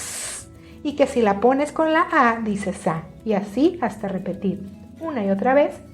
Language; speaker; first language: Spanish; native; Spanish